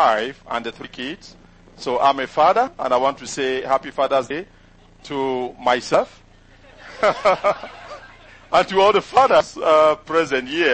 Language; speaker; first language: English; non-native, local second language; French